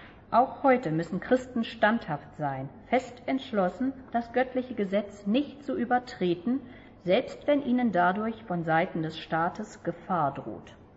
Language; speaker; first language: German; native; German